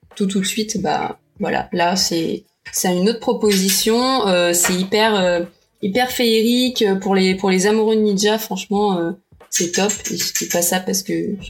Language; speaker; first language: French; early bilingual, heritage; Portuguese